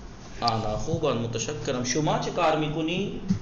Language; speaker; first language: Persian; non-native, fluent; Urdu